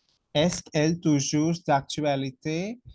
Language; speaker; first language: French; non-native, fluent; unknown